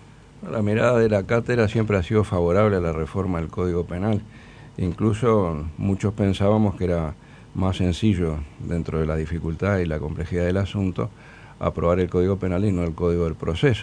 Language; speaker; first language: Spanish; native; Spanish